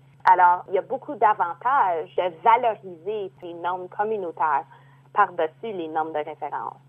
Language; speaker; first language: French; native; French